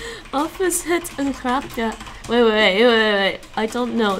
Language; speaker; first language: Dutch; non-native, learner; English